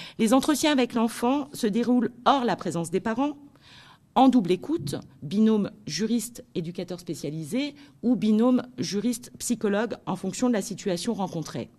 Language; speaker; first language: French; native; French